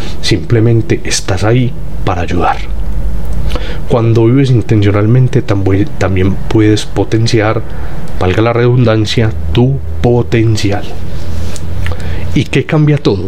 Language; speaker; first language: Spanish; native; Spanish